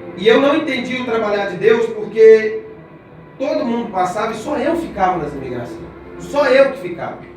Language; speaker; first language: Portuguese; native; Portuguese